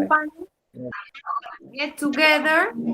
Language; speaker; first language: English; non-native, learner; Spanish